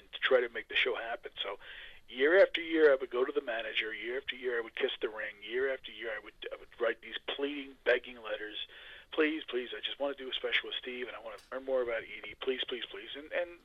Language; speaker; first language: English; native; English